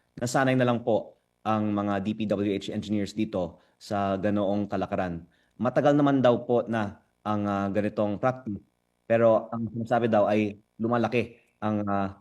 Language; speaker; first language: Filipino; native; Filipino